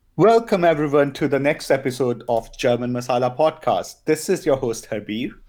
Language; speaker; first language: English; non-native, local second language; Punjabi